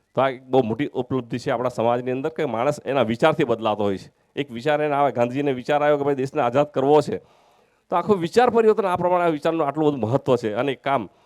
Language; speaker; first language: Gujarati; native; Gujarati